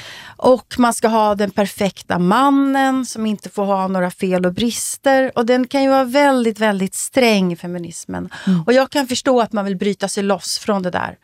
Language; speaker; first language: Swedish; native; Swedish